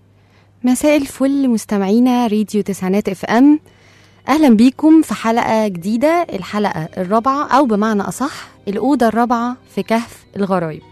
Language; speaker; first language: Arabic; native; Arabic